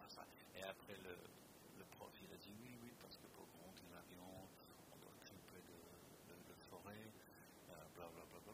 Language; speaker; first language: French; non-native, fluent; English